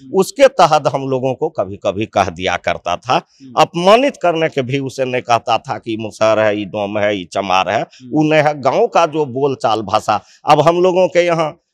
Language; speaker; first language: Hindi; native; Hindi